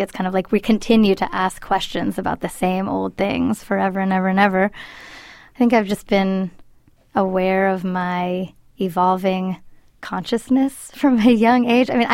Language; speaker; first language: English; early bilingual, other home language; Spanish